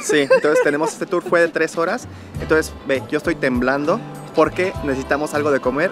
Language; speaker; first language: Spanish; native; Spanish